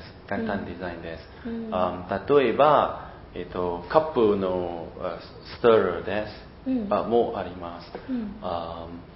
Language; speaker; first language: Japanese; non-native, learner; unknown